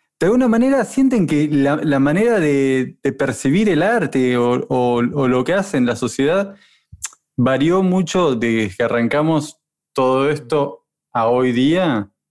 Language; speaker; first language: Spanish; native; Spanish